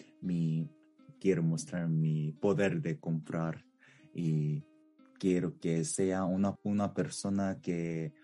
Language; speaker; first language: Spanish; non-native, fluent; Korean